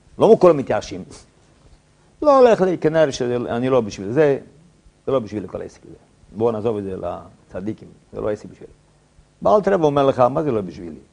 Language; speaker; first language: Hebrew; non-native, fluent; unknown